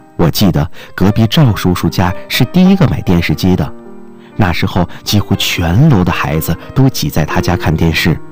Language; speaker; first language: Chinese; native; Chinese